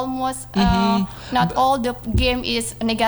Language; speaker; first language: English; non-native, learner; Indonesian